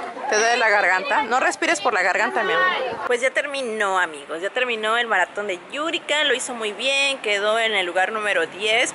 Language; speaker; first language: Spanish; native; Spanish